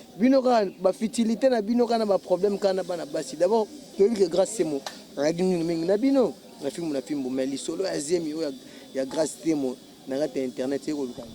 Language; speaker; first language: Lingala; native; Lingala